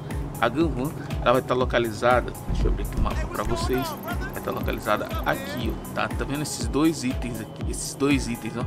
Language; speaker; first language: Portuguese; native; Portuguese